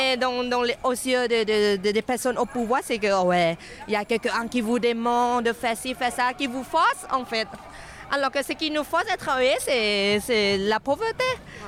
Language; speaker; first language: French; non-native, fluent; Thai